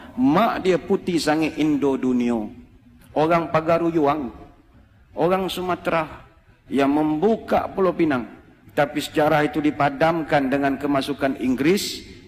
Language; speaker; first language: Malay; native; Malay